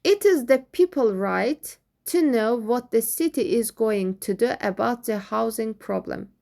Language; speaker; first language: English; non-native, fluent; Azerbaijani